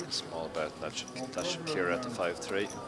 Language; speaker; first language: English; native; English